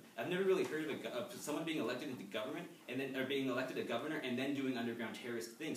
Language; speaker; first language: English; native; English